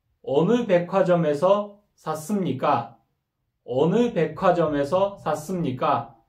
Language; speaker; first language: Korean; non-native, fluent; Kyrgyz